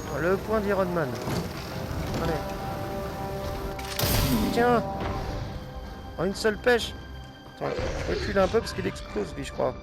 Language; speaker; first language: French; native; French